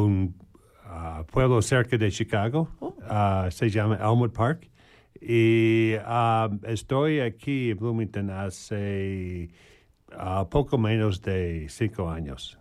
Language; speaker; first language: Spanish; non-native, learner; English